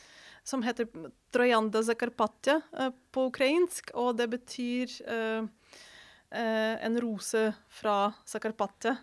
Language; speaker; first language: Norwegian; non-native, fluent; Ukrainian